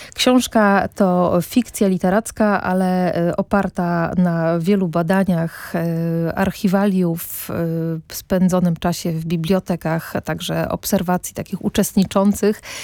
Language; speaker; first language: Polish; native; Polish